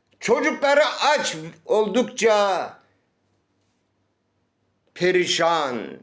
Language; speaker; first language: Turkish; native; Turkish